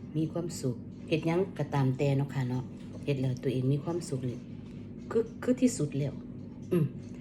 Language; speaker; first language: Thai; native; Thai